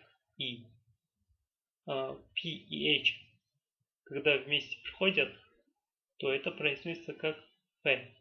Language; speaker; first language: Russian; non-native, local second language; Tajik